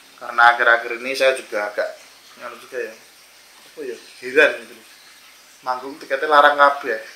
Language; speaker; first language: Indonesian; native; Indonesian